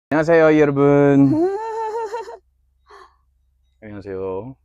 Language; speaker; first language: Korean; non-native, learner; English